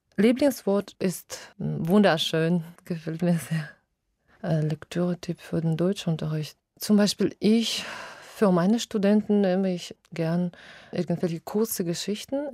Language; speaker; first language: German; non-native, fluent; Russian